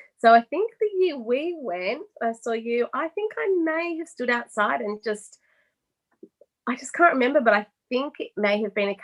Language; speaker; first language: English; native; English